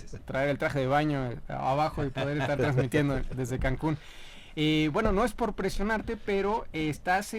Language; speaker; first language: Spanish; native; Spanish